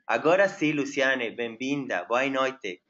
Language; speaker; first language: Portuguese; non-native, learner; Spanish